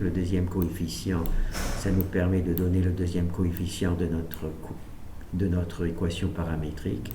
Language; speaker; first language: French; native; French